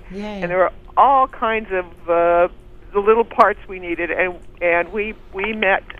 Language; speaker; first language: English; native; English